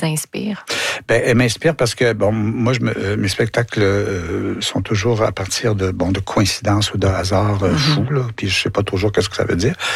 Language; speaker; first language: French; native; French